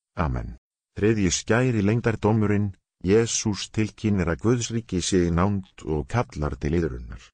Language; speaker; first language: Icelandic; non-native, learner; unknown